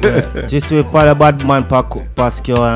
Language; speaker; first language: French; non-native, learner; English